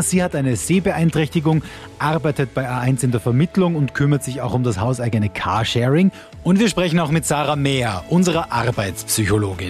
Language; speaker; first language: German; native; German